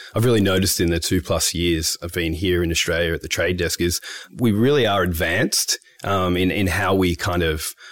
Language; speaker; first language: English; native; English